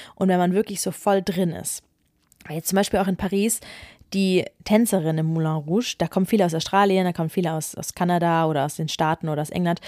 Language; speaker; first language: German; native; German